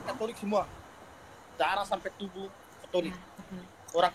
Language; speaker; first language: Indonesian; non-native, local second language; Tetum